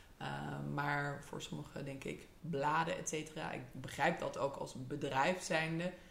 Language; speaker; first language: Dutch; early bilingual, other home language; English